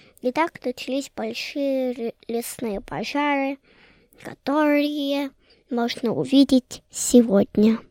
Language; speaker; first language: Russian; early bilingual, heritage; Russian